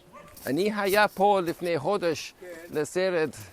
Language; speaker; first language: Hebrew; non-native, learner; English